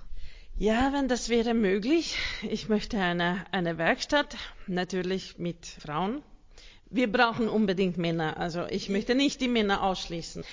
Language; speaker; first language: German; non-native, learner; Hungarian